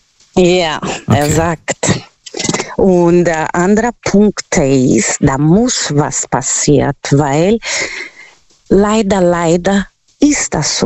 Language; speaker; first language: German; non-native, learner; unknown